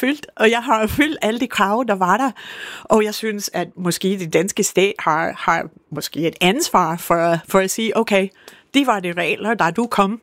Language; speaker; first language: Danish; non-native, fluent; English